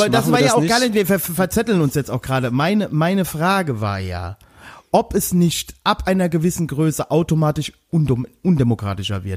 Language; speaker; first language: German; native; German